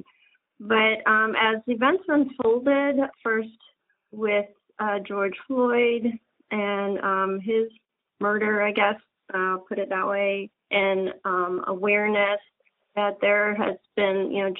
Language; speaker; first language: English; early bilingual, other home language; Japanese